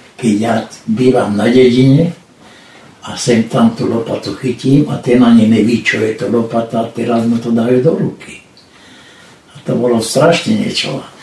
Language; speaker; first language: Slovak; non-native, local second language; Hungarian